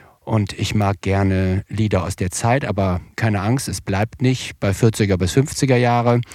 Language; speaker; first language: German; native; German